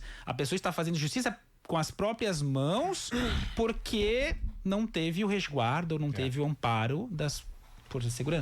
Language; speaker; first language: Portuguese; native; Portuguese